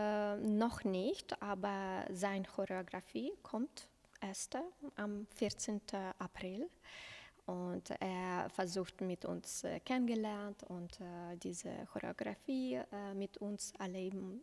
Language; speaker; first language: German; non-native, learner; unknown